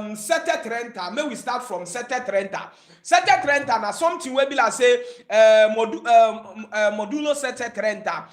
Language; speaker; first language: Nigerian Pidgin; native; Nigerian Pidgin